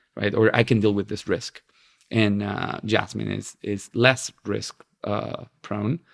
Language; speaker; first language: English; non-native, fluent; Spanish